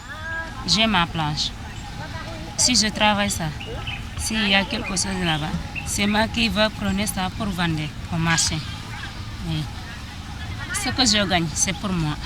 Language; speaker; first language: French; non-native, learner; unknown